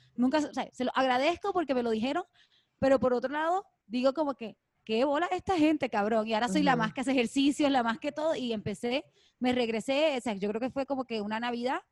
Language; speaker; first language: Spanish; native; Spanish